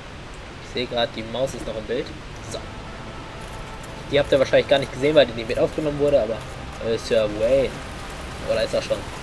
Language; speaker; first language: German; native; German